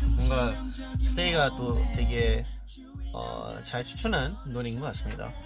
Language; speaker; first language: Korean; early bilingual, heritage; Korean